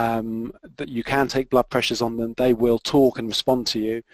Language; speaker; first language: English; native; English